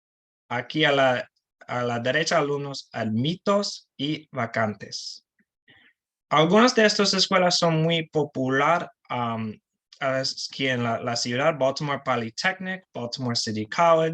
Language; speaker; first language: Spanish; non-native, learner; English